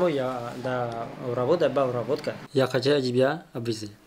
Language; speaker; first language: Russian; non-native, learner; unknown